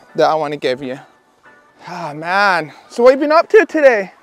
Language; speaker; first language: English; native; English